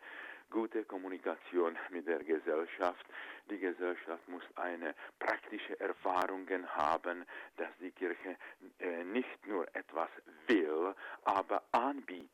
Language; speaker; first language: German; non-native, fluent; Czech